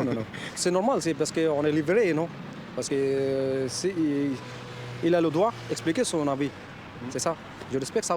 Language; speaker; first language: French; non-native, learner; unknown